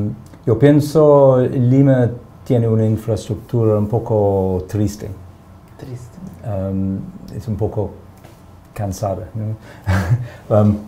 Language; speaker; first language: Spanish; non-native, fluent; English